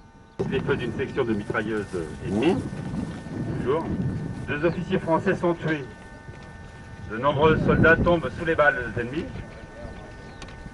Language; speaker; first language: French; native; French